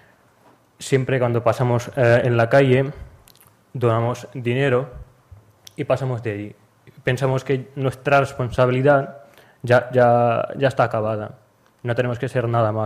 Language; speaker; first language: Spanish; non-native, learner; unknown